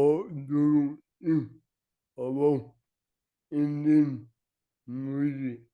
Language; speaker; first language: English; non-native, learner; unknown